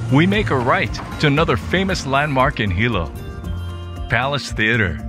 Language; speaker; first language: English; native; English